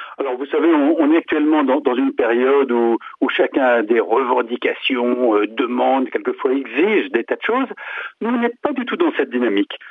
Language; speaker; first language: French; native; French